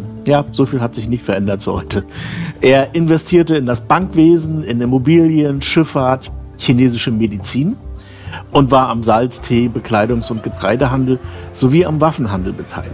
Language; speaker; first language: German; native; German